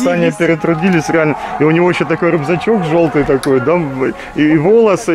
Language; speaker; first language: Russian; native; Russian